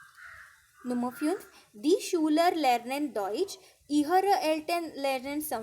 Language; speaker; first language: German; non-native, fluent; Marathi